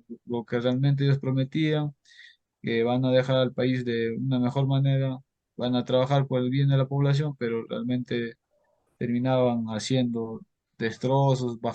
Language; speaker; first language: Spanish; native; Spanish